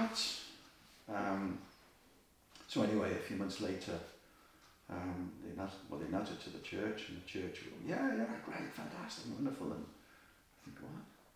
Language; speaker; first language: English; native; English